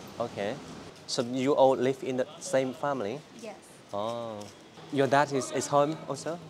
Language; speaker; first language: English; non-native, learner; Vietnamese